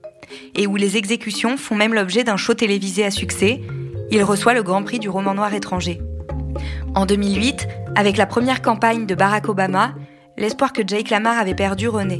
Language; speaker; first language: French; native; French